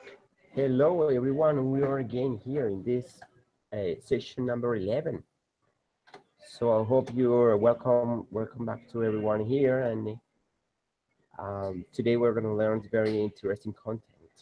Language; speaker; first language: English; non-native, fluent; Spanish